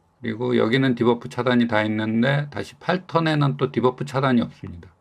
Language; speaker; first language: Korean; native; Korean